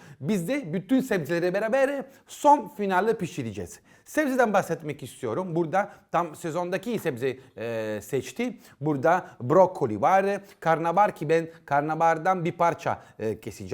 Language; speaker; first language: Turkish; non-native, learner; Italian